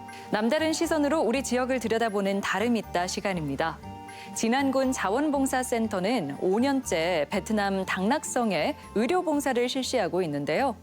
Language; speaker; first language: Korean; native; Korean